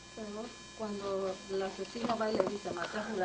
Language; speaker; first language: Spanish; native; Spanish